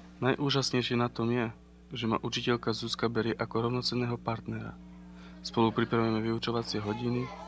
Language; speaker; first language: Slovak; non-native, local second language; Romany